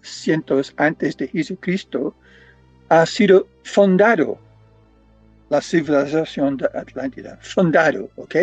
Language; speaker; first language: Spanish; non-native, fluent; English